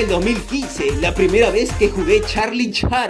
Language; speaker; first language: Spanish; native; Spanish